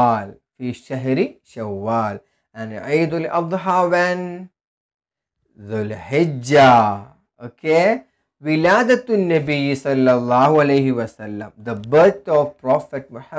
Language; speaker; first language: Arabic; non-native, fluent; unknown